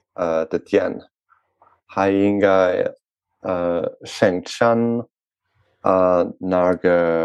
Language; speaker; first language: Chinese; non-native, learner; French